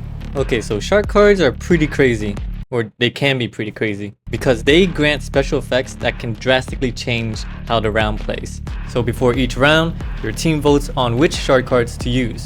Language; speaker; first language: English; native; English